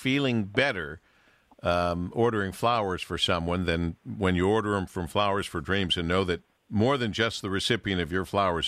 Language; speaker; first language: English; native; English